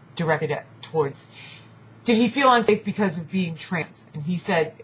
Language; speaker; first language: English; native; English